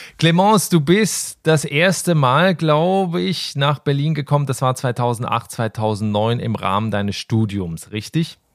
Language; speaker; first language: German; native; German